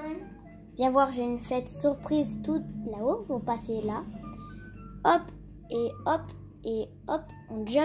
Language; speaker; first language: French; native; French